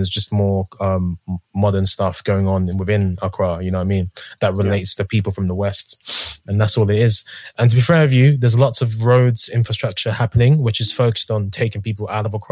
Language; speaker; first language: English; native; English